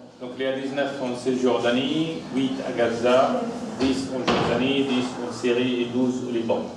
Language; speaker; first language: French; non-native, fluent; Arabic